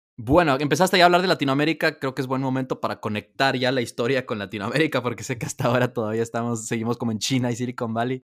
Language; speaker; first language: Spanish; native; Spanish